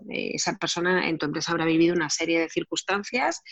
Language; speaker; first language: Spanish; native; Spanish